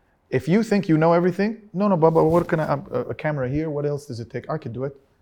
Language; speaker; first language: English; early bilingual, other home language; Arabic